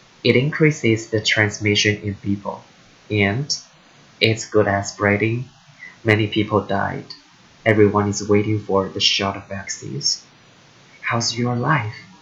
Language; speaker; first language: English; non-native, fluent; Chinese